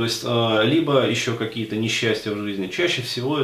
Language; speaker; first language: Russian; native; Russian